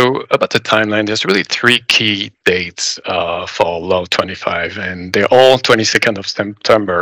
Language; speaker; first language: English; non-native, fluent; French